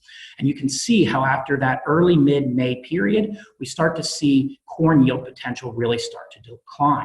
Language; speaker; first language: English; native; English